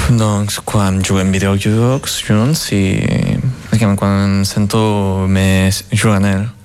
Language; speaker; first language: Catalan; early bilingual, other home language; Chinese